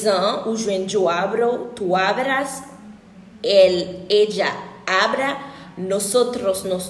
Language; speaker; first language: Spanish; non-native, learner; Haitian Creole